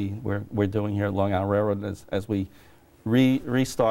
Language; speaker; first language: English; native; English